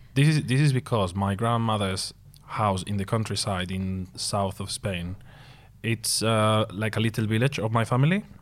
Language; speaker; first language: English; non-native, fluent; Spanish